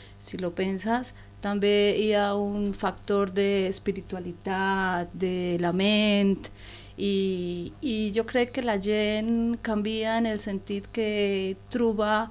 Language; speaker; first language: Catalan; non-native, learner; Spanish